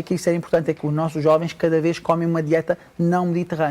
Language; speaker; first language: Portuguese; native; Portuguese